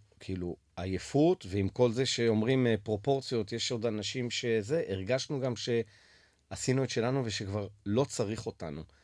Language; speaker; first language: Hebrew; native; Hebrew